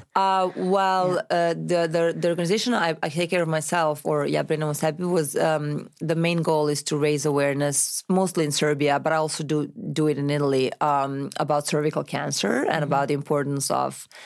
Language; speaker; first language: English; non-native, fluent; Serbian